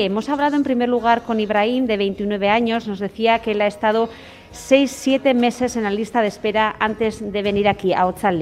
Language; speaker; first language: Spanish; native; Spanish